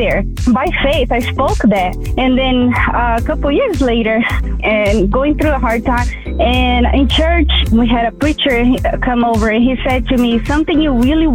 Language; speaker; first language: English; non-native, fluent; Portuguese